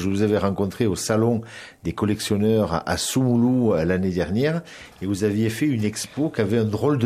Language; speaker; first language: French; native; French